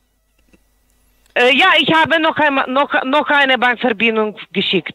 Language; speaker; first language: German; non-native, fluent; Polish